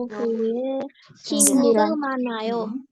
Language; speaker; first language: Korean; non-native, learner; Indonesian